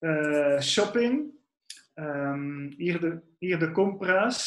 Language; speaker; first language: Spanish; non-native, fluent; Dutch